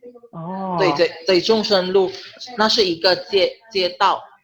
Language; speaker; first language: Chinese; non-native, learner; Filipino